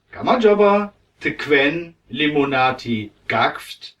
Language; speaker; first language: Georgian; non-native, learner; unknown